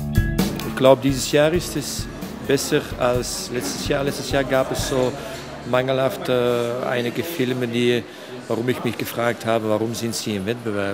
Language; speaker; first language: German; non-native, learner; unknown